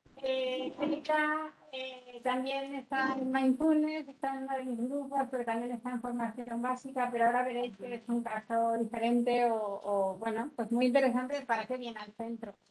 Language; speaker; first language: Spanish; native; Spanish